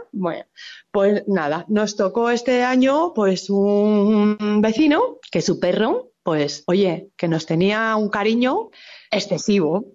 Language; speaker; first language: Spanish; native; Spanish